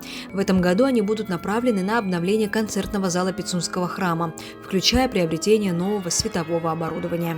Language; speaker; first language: Russian; native; Russian